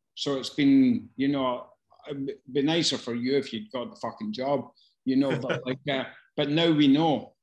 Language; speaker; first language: English; native; English